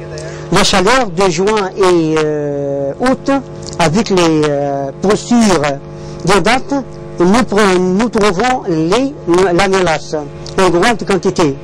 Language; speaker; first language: French; non-native, learner; Arabic